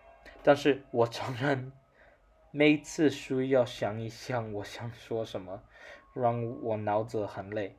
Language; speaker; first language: Chinese; non-native, learner; English